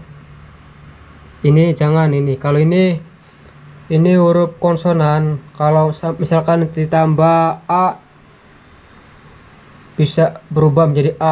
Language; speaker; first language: Indonesian; non-native, local second language; Javanese